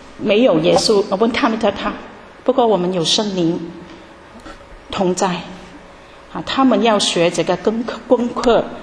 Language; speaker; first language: Chinese; non-native, local second language; Cantonese